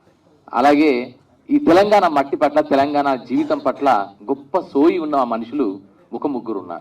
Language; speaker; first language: Telugu; native; Telugu